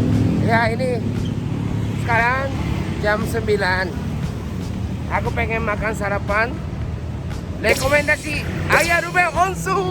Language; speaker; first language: Indonesian; non-native, fluent; Japanese